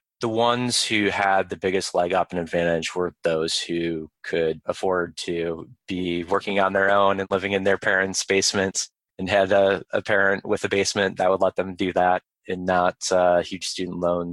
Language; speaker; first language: English; native; English